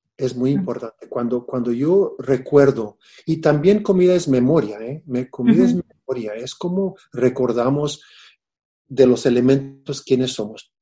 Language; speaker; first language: Spanish; early bilingual, heritage; Spanish